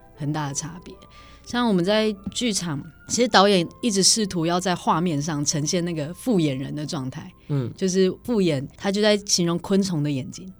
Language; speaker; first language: Chinese; native; Chinese